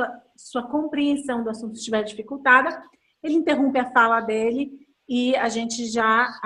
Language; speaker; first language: Portuguese; native; Portuguese